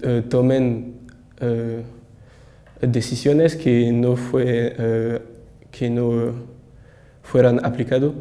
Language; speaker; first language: Spanish; non-native, learner; French